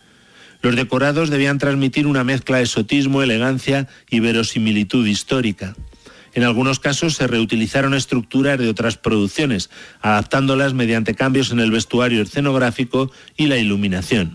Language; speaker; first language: Spanish; native; Spanish